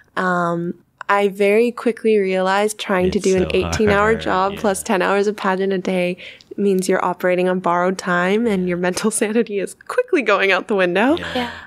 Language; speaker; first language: English; native; English